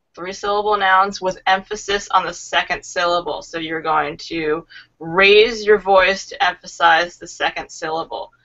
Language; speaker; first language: English; native; English